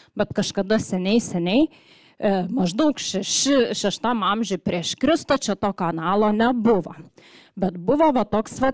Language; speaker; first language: Lithuanian; native; Lithuanian